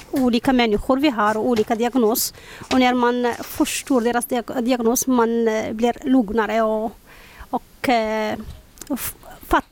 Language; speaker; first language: Swedish; non-native, learner; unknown